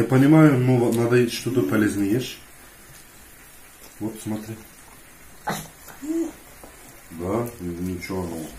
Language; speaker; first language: Russian; non-native, learner; Turkish